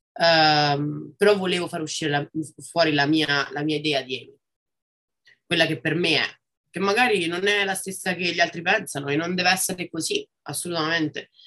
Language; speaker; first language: Italian; native; Italian